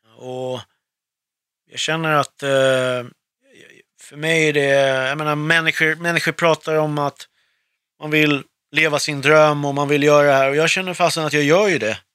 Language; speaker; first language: Swedish; early bilingual, other home language; Arabic